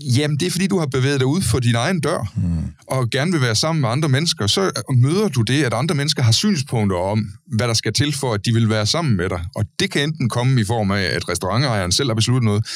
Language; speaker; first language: Danish; native; Danish